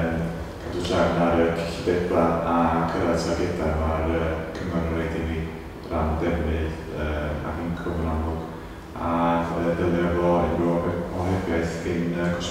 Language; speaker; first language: Welsh; native; Welsh